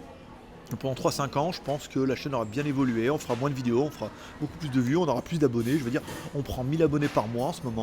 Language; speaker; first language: French; native; French